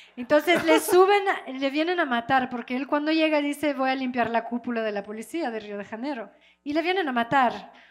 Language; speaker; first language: Spanish; non-native, fluent; French